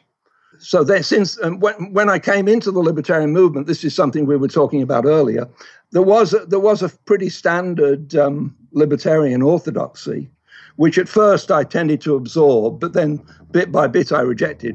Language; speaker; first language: English; native; English